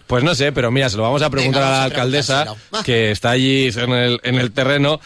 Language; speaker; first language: Spanish; native; Spanish